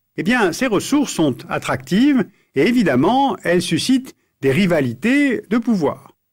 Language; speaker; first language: French; native; French